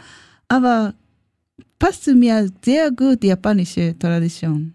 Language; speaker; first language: German; non-native, learner; Japanese